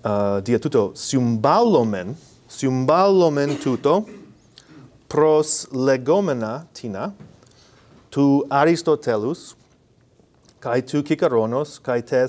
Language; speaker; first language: Greek; non-native, fluent; English